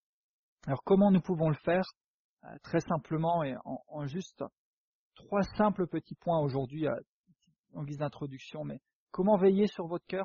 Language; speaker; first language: French; native; French